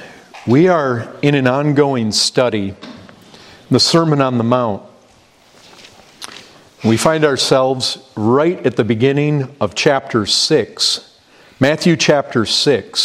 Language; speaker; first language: English; native; English